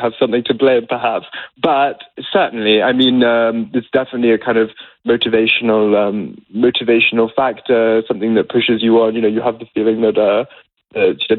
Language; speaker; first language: English; native; English